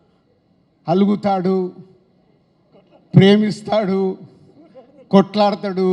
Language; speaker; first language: Telugu; native; Telugu